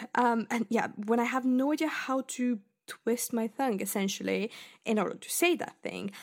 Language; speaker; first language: English; non-native, fluent; Bulgarian